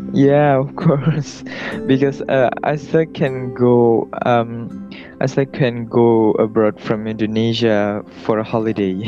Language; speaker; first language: English; non-native, learner; Indonesian